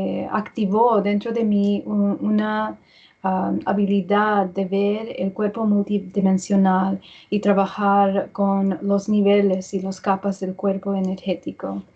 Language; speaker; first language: Spanish; early bilingual, heritage; English